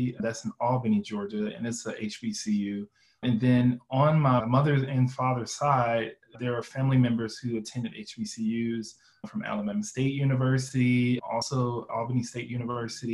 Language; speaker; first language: English; native; English